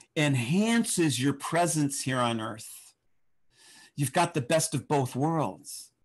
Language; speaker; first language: English; native; English